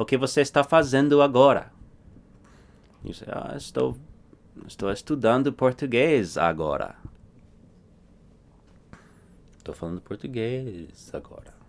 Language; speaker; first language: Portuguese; non-native, fluent; English